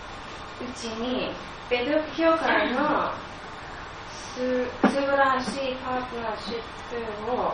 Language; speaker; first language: Japanese; non-native, learner; English